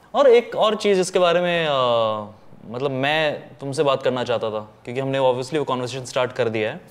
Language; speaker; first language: Hindi; native; Hindi